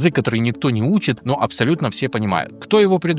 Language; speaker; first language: Russian; native; Russian